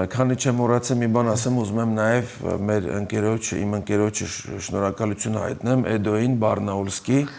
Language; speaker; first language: Armenian; early bilingual, heritage; Armenian